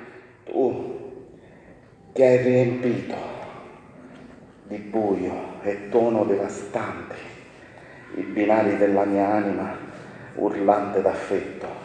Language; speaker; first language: Italian; native; Italian